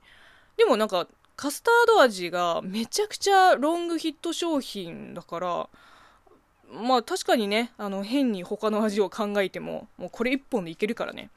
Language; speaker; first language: Japanese; non-native, fluent; Chinese